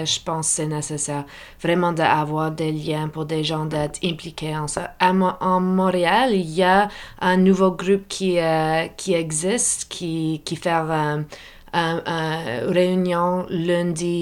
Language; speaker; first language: French; non-native, local second language; English